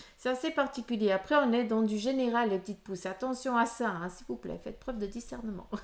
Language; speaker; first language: French; early bilingual, other home language; Portuguese